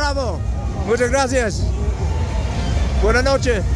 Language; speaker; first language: Spanish; non-native, learner; English